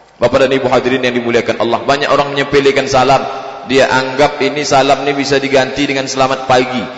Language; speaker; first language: Malay; native; Malay